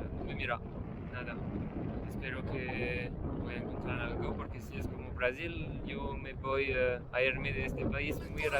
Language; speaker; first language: Spanish; non-native, learner; French